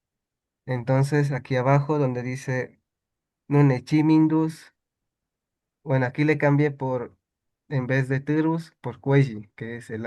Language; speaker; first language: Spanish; non-native, local second language; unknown